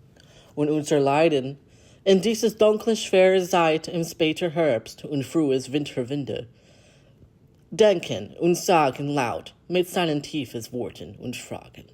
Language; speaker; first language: German; non-native, learner; English